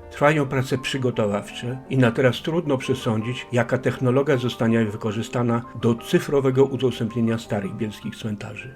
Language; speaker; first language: Polish; native; Polish